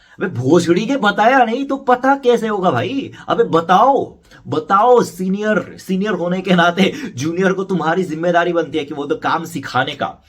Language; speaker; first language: Hindi; non-native, fluent; Korean